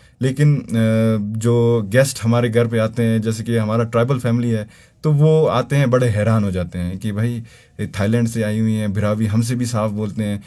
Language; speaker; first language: Urdu; non-native, local second language; Brahui